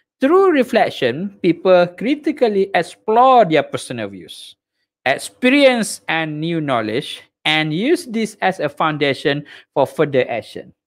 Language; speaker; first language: English; non-native, local second language; Malay